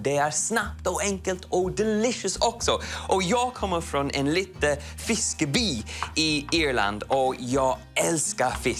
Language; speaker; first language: Swedish; non-native, learner; English